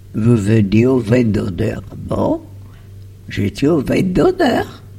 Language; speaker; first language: French; non-native, fluent; Spanish